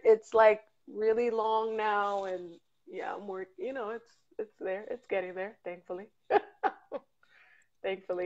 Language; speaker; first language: English; early bilingual, other home language; Spanish